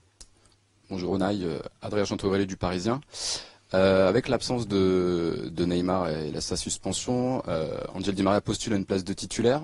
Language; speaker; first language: French; native; French